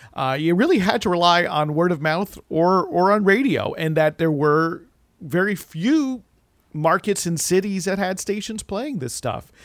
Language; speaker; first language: English; native; English